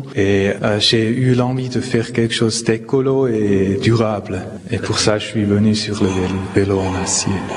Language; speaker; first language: French; non-native, local second language; Swiss German